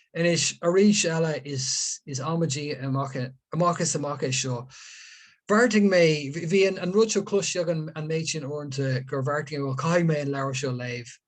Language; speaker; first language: Irish; non-native, local second language; English